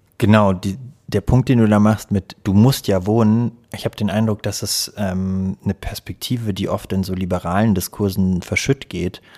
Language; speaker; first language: German; early bilingual, other home language; Russian